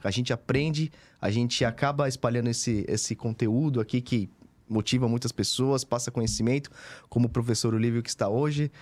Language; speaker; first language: Portuguese; native; Portuguese